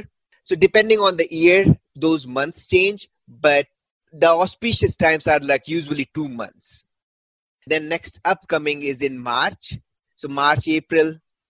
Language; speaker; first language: English; non-native, local second language; Hindi